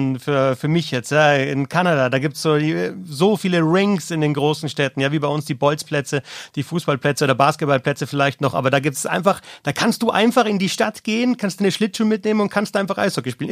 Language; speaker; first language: German; native; German